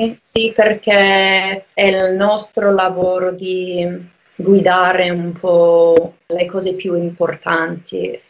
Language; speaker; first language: Italian; non-native, fluent; English